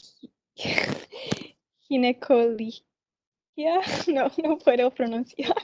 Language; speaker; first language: Spanish; non-native, learner; English